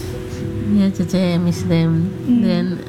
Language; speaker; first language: English; non-native, local second language; Indonesian